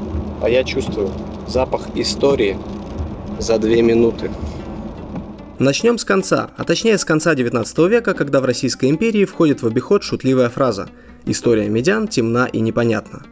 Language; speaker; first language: Russian; native; Russian